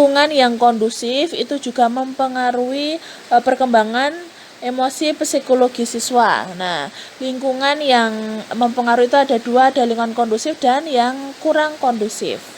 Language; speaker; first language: Indonesian; native; Indonesian